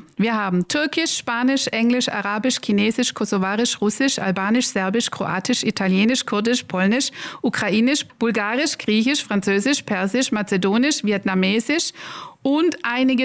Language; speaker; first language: German; native; German